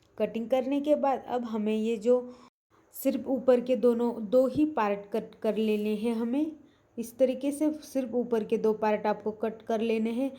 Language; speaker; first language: Hindi; non-native, local second language; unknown